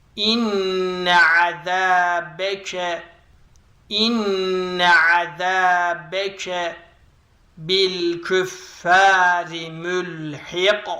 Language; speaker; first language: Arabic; non-native, fluent; Turkish